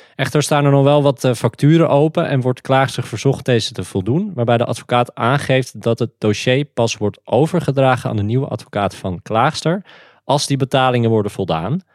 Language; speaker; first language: Dutch; native; Dutch